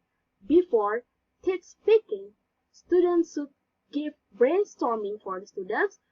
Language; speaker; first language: English; non-native, learner; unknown